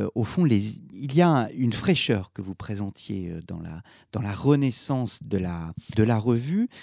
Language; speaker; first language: French; native; French